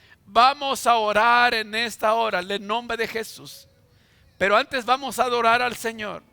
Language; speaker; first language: Spanish; native; Spanish